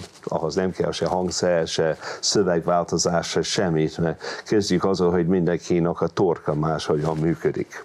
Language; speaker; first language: Hungarian; non-native, fluent; English